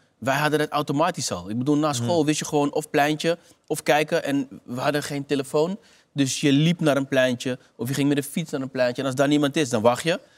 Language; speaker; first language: Dutch; native; Dutch